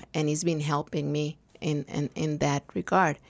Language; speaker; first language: English; non-native, fluent; Spanish